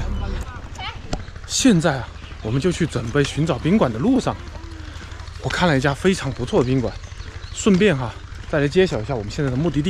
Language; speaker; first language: Chinese; native; Chinese